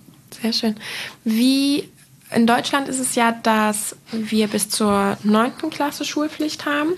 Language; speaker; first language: German; native; German